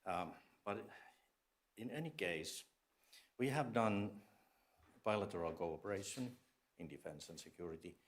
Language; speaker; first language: English; non-native, fluent; Finnish